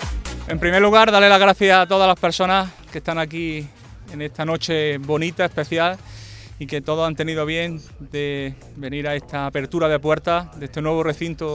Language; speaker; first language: Spanish; native; Spanish